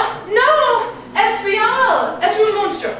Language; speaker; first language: Spanish; non-native, learner; English